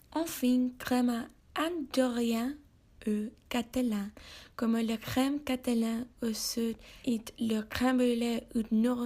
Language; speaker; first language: French; non-native, learner; English